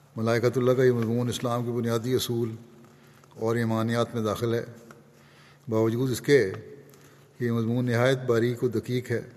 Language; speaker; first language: Urdu; native; Urdu